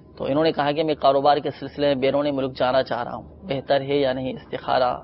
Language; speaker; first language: Urdu; native; Urdu